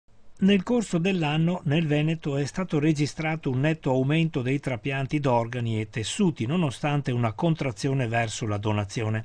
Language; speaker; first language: Italian; native; Italian